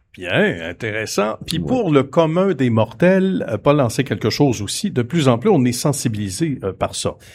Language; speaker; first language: French; native; French